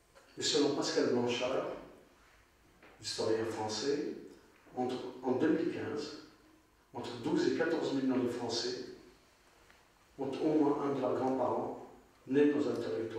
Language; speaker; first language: French; non-native, local second language; Arabic